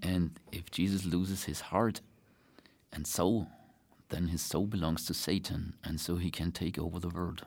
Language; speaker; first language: English; non-native, fluent; German